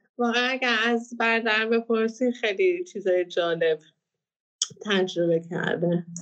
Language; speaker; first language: Persian; early bilingual, heritage; Persian